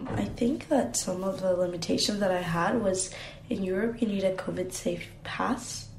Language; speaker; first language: English; non-native, fluent; Spanish